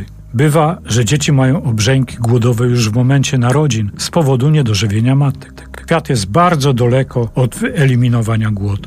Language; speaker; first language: Polish; native; Polish